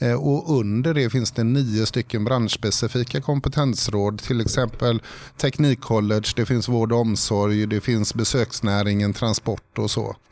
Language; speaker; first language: Swedish; native; Swedish